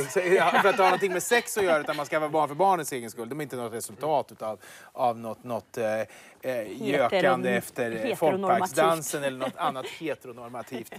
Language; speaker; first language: Swedish; native; Swedish